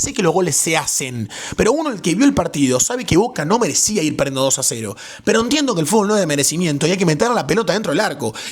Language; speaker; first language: Spanish; native; Spanish